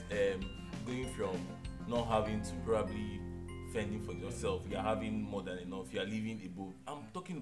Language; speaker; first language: English; non-native, local second language; Igbo